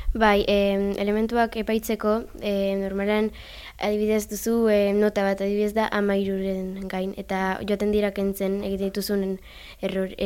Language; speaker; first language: Basque; non-native, local second language; Spanish